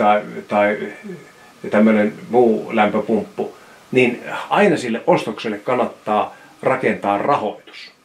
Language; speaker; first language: Finnish; native; Finnish